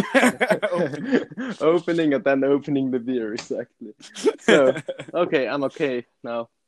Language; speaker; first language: English; non-native, fluent; Italian